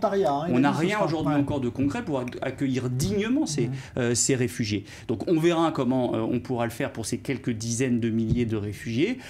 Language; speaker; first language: French; native; French